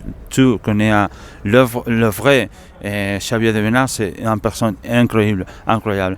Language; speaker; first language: French; non-native, learner; Spanish